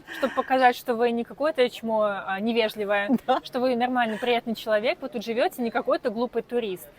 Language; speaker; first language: Russian; native; Russian